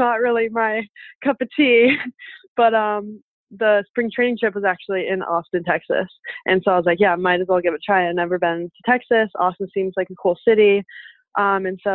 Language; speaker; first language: English; native; English